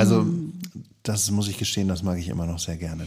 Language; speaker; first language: German; native; German